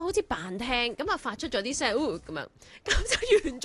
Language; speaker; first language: Cantonese; native; Cantonese